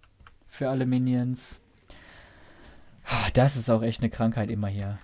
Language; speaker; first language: German; native; German